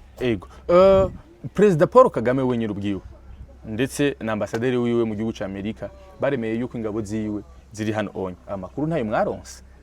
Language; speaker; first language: Rundi; native; Rundi